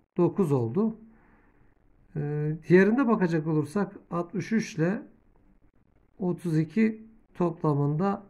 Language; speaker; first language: Turkish; native; Turkish